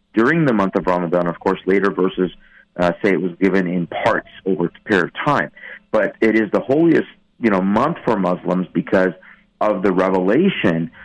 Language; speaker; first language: English; non-native, fluent; Persian